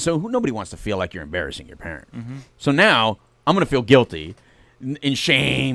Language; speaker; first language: English; native; English